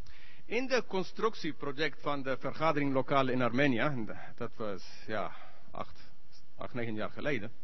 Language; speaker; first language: Dutch; non-native, learner; English